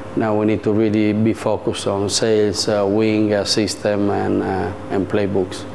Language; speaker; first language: English; non-native, fluent; Italian